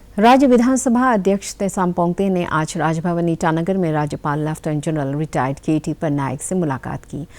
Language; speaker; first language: Hindi; non-native, local second language; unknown